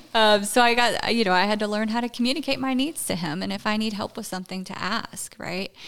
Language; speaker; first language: English; native; English